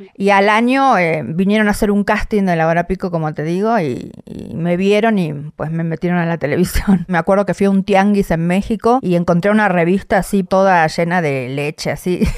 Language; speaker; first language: Spanish; native; Spanish